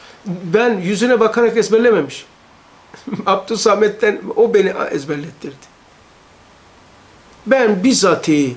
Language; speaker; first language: Turkish; native; Turkish